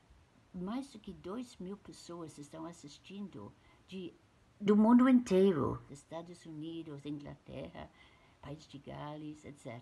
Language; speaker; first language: Portuguese; non-native, fluent; English